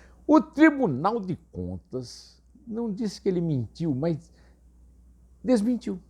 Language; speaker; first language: Portuguese; native; Portuguese